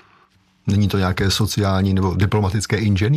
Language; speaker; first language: Czech; native; Czech